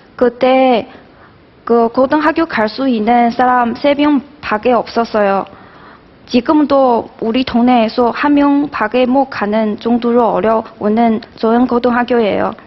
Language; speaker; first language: Korean; non-native, fluent; Chinese